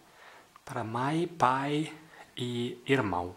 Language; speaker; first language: Portuguese; non-native, fluent; German